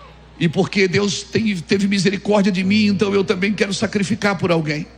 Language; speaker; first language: Portuguese; native; Portuguese